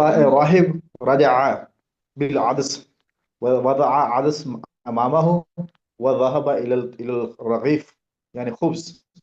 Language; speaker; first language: Arabic; non-native, learner; Urdu